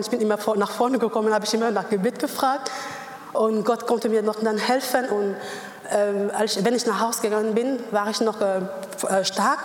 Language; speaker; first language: German; non-native, learner; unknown